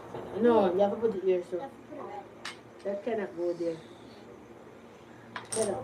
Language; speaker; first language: English; non-native, local second language; Jamaican Creole English